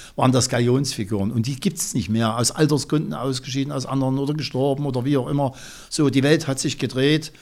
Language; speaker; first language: German; native; German